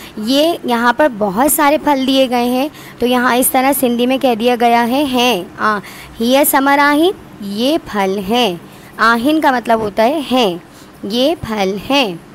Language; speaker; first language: Urdu; non-native, local second language; Sindhi